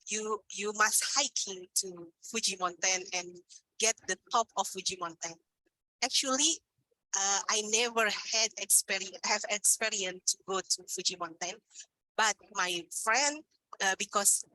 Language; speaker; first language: English; non-native, learner; Indonesian